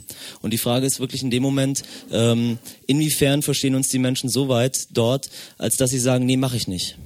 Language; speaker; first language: German; native; German